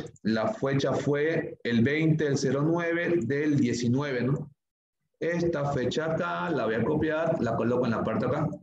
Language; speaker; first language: Spanish; native; Spanish